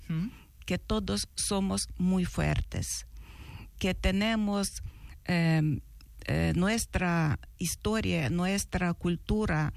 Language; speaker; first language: Spanish; non-native, learner; Ukrainian